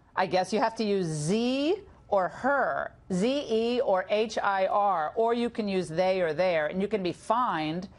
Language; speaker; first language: English; native; English